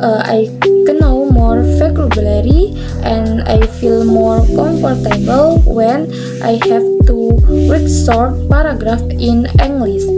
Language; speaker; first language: English; non-native, learner; Indonesian